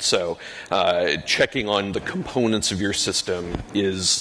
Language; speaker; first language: English; native; English